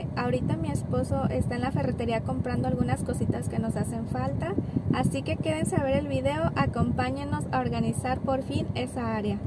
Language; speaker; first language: Spanish; native; Spanish